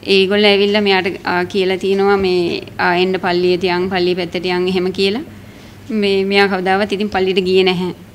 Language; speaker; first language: Sinhala; non-native, local second language; Tamil